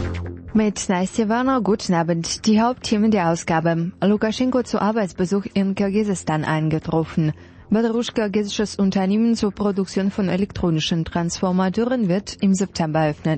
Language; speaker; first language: German; non-native, fluent; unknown